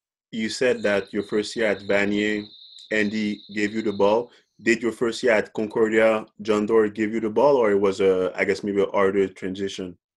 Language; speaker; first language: English; non-native, fluent; French